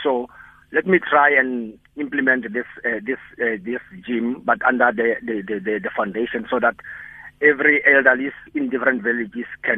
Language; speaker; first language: English; non-native, local second language; Tswana